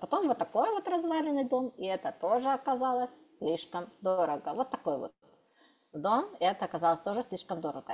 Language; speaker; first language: Russian; native; Russian